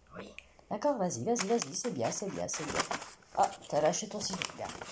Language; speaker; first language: French; native; French